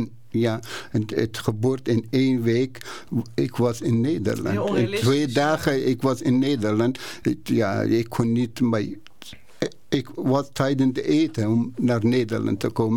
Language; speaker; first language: Dutch; non-native, learner; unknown